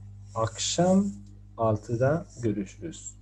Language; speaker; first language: Turkish; non-native, fluent; Spanish